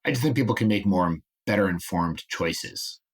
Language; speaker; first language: English; native; English